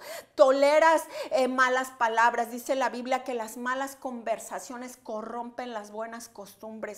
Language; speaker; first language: Spanish; native; Spanish